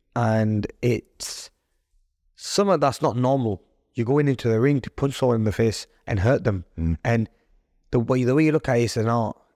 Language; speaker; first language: English; native; English